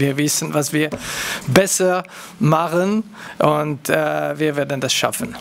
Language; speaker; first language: German; non-native, local second language; French